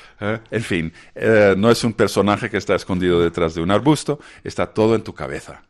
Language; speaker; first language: Spanish; non-native, fluent; Dutch